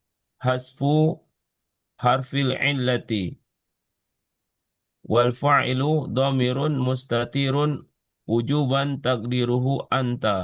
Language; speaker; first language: Arabic; non-native, learner; Indonesian